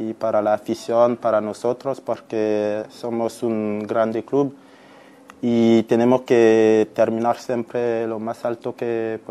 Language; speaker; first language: Spanish; non-native, fluent; French